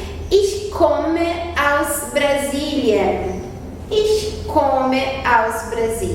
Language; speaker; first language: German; non-native, fluent; Portuguese